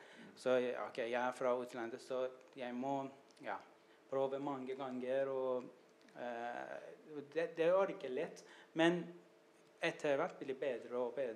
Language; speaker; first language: Norwegian; non-native, learner; Persian